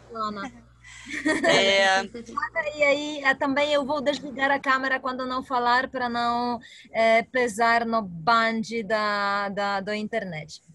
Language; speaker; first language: Portuguese; non-native, fluent; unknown